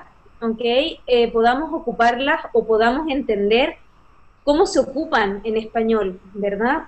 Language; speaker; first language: Spanish; native; Spanish